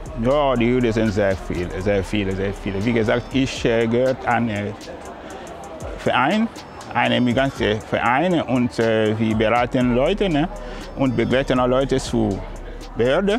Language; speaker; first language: German; non-native, fluent; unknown